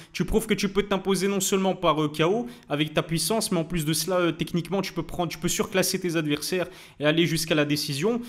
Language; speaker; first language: French; native; French